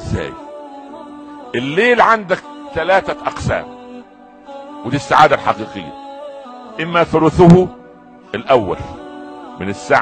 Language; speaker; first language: Arabic; native; Arabic